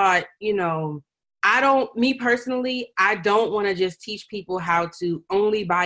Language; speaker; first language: English; native; English